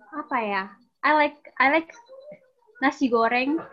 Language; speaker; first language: English; non-native, learner; Indonesian